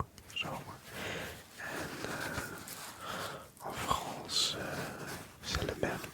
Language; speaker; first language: French; early bilingual, other home language; Dutch